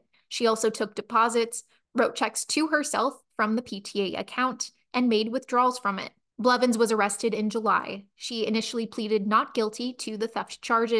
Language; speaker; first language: English; native; English